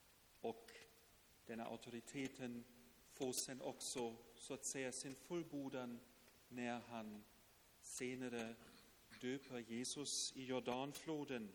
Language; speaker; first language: Swedish; non-native, fluent; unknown